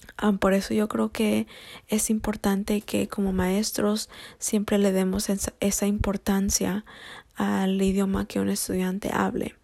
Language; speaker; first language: Spanish; early bilingual, heritage; Spanish